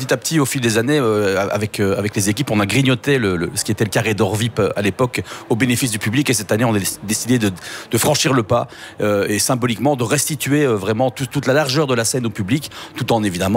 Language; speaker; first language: French; native; French